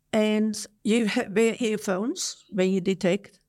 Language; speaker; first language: English; non-native, fluent; Dutch